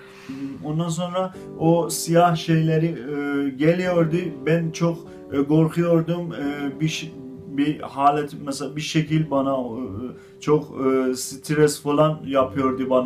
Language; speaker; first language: Turkish; non-native, learner; Azerbaijani